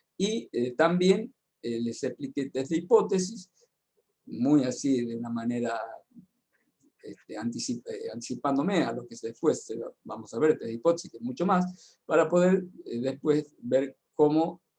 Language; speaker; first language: Spanish; native; Spanish